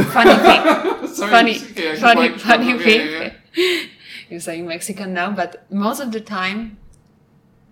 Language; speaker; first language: English; non-native, fluent; Polish